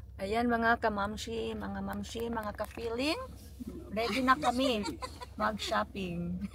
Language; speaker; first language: Filipino; non-native, local second language; Cebuano